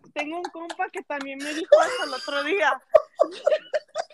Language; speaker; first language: Spanish; early bilingual, heritage; Spanish